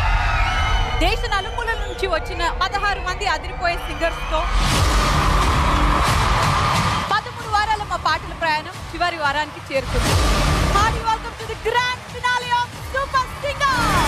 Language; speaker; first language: Telugu; native; Telugu